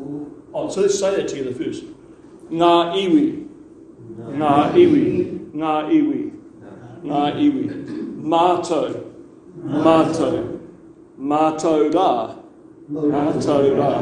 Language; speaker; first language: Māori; non-native, local second language; English